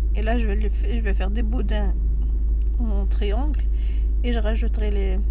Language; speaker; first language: French; non-native, local second language; Arabic